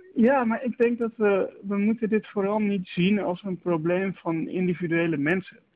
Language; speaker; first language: Dutch; native; Dutch